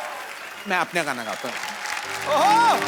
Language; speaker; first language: Hindi; native; Hindi